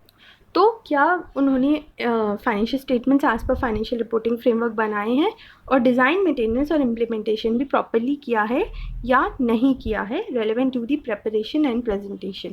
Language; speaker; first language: Hindi; native; Hindi